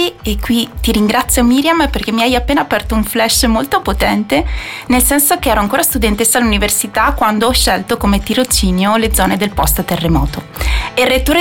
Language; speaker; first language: Italian; native; Italian